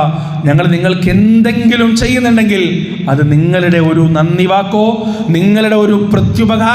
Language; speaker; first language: Malayalam; native; Malayalam